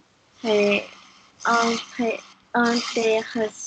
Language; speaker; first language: French; non-native, learner; English